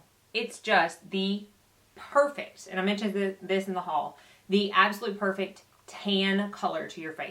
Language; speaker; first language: English; native; English